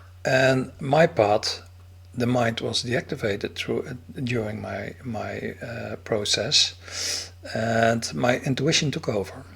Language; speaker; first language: English; non-native, fluent; Dutch